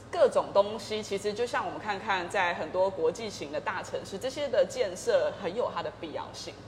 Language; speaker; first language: Chinese; native; Chinese